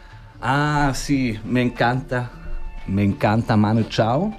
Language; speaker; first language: Spanish; non-native, learner; German